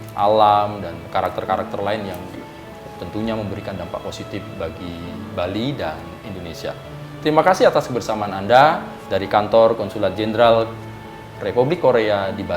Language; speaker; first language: Indonesian; native; Indonesian